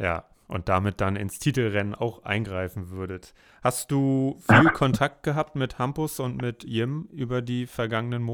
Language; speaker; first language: German; native; German